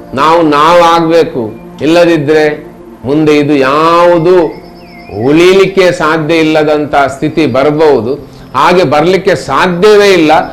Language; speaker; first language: Kannada; non-native, local second language; Tulu